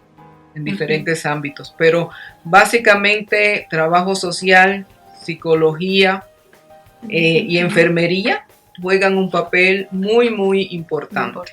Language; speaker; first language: Spanish; native; Spanish